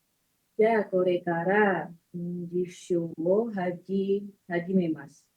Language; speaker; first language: Japanese; non-native, learner; Indonesian